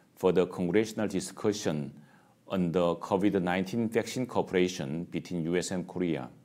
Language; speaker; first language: English; non-native, fluent; Korean